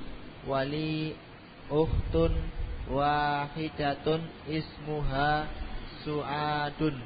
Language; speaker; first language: Arabic; non-native, learner; Indonesian